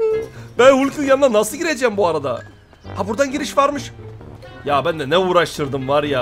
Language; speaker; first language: Turkish; native; Turkish